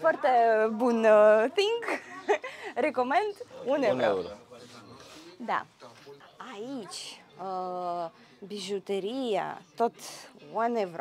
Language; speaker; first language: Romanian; non-native, learner; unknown